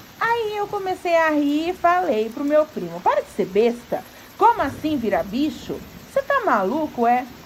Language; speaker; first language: Portuguese; native; Portuguese